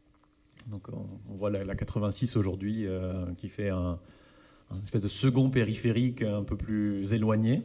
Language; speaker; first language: French; native; French